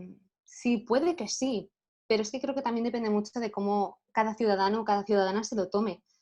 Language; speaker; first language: Spanish; native; Spanish